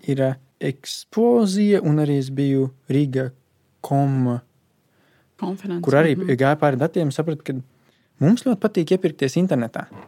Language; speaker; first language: Latvian; native; Latvian